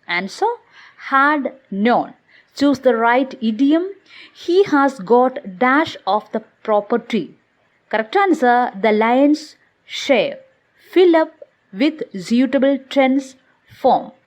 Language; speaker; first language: English; non-native, local second language; Malayalam